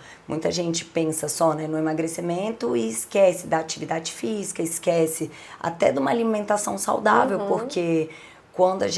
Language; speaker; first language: Portuguese; native; Portuguese